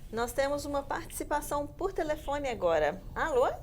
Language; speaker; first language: Portuguese; native; Portuguese